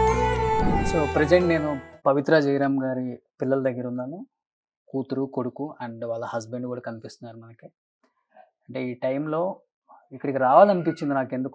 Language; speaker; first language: Telugu; native; Telugu